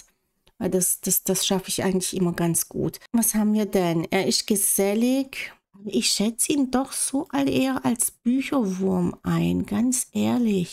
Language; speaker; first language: German; native; German